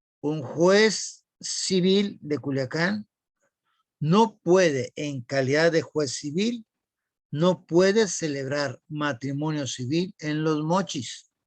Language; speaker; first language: Spanish; native; Spanish